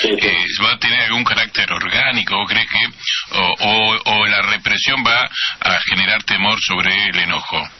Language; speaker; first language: Spanish; native; Spanish